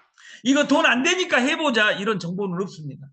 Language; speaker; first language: Korean; native; Korean